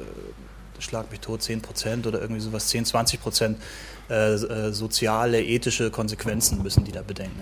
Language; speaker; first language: German; native; German